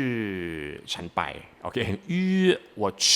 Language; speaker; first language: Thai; native; Thai